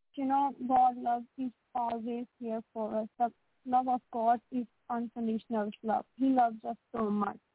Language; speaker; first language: English; non-native, local second language; Punjabi